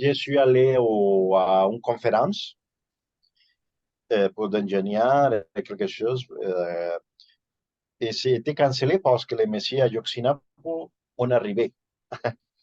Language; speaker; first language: French; non-native, learner; Spanish